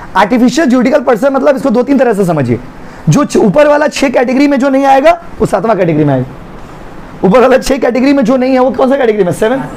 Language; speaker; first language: Hindi; native; Hindi